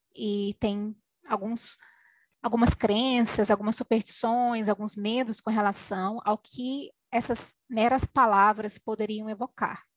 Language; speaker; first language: Portuguese; native; Portuguese